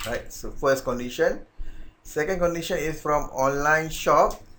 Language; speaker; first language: English; non-native, local second language; Malay